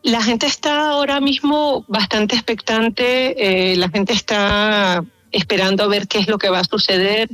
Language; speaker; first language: Spanish; native; Spanish